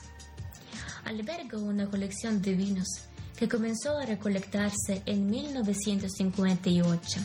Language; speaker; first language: Spanish; non-native, fluent; Ukrainian